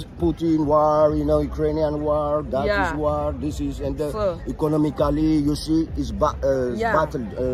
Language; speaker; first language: English; non-native, learner; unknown